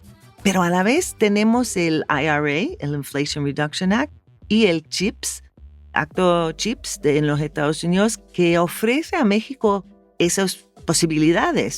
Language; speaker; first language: Spanish; non-native, fluent; English